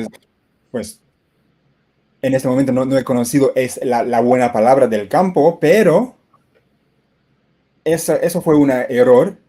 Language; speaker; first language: Spanish; non-native, fluent; English